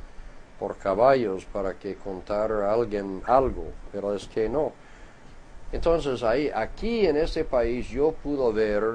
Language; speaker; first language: Spanish; non-native, fluent; English